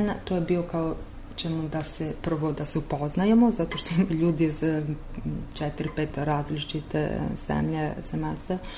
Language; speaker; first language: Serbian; non-native, learner; Italian